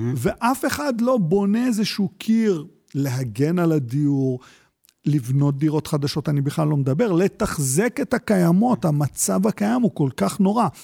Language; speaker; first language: Hebrew; native; Hebrew